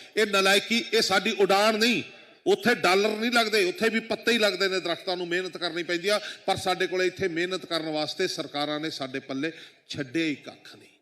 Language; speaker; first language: Punjabi; native; Punjabi